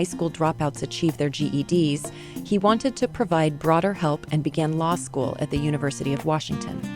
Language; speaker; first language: English; native; English